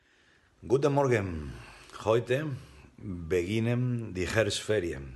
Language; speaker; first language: German; non-native, fluent; Spanish